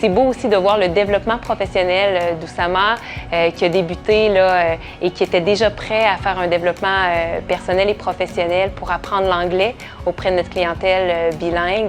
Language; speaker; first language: French; native; French